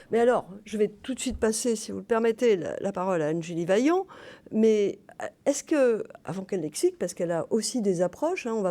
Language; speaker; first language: French; native; French